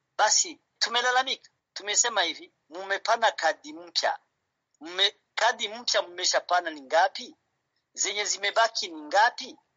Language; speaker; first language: Swahili; non-native, local second language; Rundi